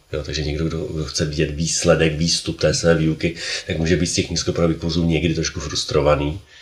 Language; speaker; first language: Czech; native; Czech